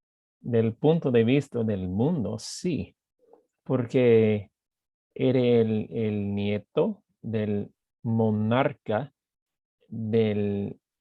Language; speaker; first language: Spanish; non-native, fluent; English